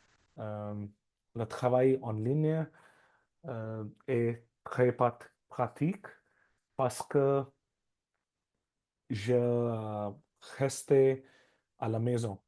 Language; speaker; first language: French; non-native, learner; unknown